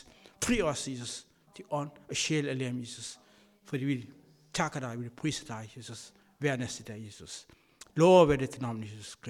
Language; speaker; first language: Danish; non-native, fluent; Kabuverdianu